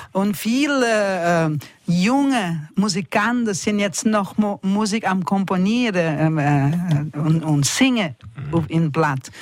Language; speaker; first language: German; early bilingual, heritage; German